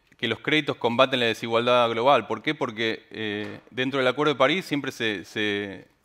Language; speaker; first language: Spanish; native; Spanish